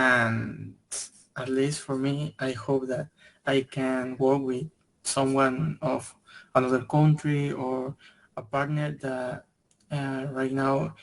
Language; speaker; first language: English; non-native, learner; Spanish